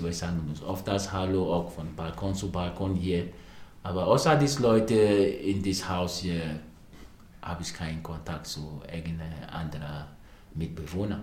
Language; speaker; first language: German; non-native, fluent; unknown